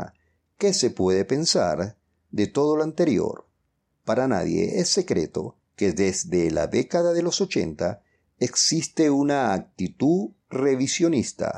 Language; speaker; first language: Spanish; native; Spanish